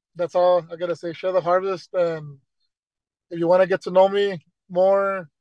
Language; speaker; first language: English; native; English